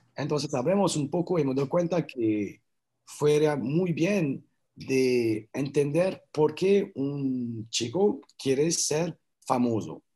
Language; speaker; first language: Spanish; non-native, learner; French